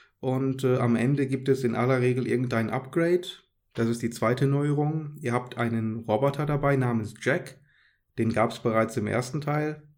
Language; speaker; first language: German; native; German